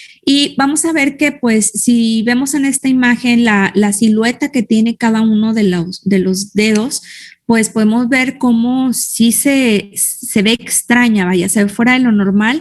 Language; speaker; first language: Spanish; native; Spanish